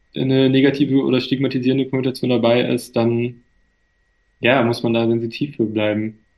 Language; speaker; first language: German; native; German